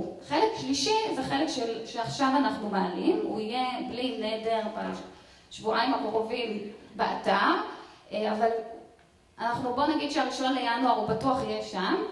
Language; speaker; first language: Hebrew; native; Hebrew